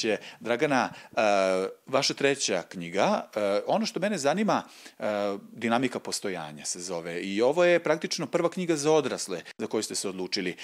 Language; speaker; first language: Serbian; native; Serbian